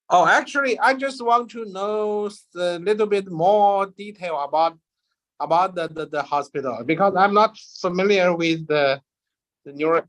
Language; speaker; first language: English; non-native, learner; Chinese